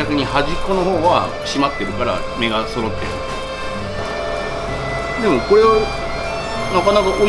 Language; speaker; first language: Japanese; native; Japanese